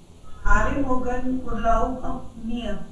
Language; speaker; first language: German; non-native, learner; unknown